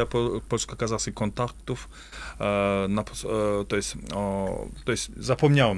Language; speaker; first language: Polish; non-native, fluent; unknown